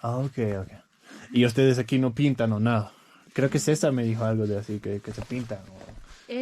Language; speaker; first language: Spanish; non-native, learner; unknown